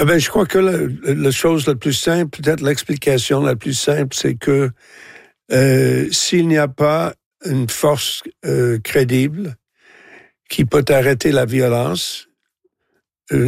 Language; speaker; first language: French; non-native, local second language; English